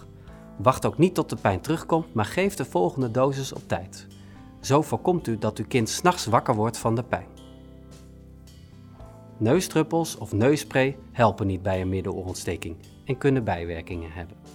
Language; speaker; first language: Dutch; native; Dutch